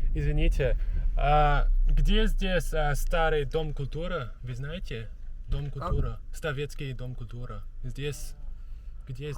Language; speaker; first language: Russian; non-native, learner; English